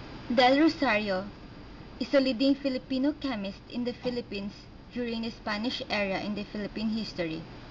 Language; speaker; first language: English; non-native, local second language; Filipino